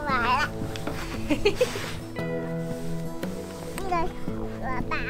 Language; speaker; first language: Chinese; early bilingual, heritage; Chinese